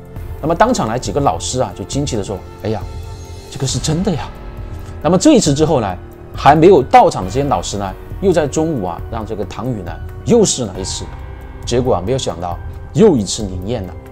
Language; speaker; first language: Chinese; native; Chinese